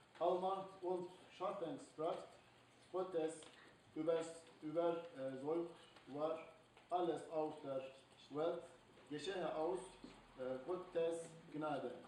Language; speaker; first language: German; non-native, learner; Turkish